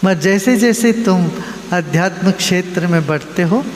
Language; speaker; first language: Hindi; non-native, local second language; Malayalam